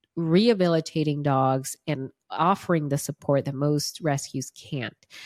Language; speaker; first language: English; non-native, fluent; Portuguese